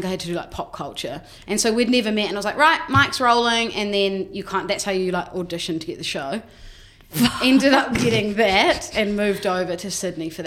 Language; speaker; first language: English; native; English